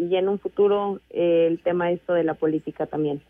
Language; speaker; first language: Spanish; native; Spanish